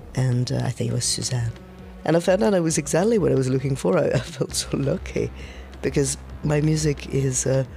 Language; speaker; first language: English; non-native, fluent; French